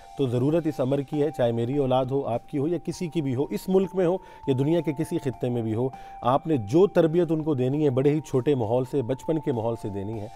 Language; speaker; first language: Urdu; non-native, local second language; Punjabi